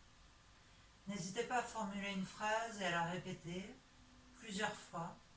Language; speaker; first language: French; native; French